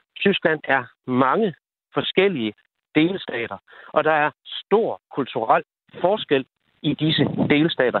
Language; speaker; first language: Danish; native; Danish